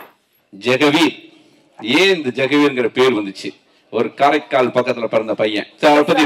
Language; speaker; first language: Tamil; native; Tamil